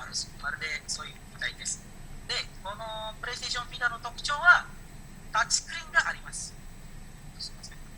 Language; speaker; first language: Japanese; non-native, learner; Indonesian